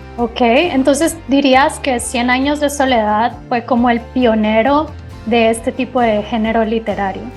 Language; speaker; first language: Spanish; native; Spanish